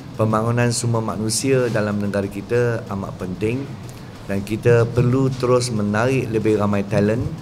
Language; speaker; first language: Malay; non-native, local second language; Chinese